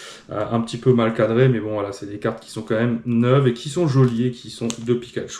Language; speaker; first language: French; native; French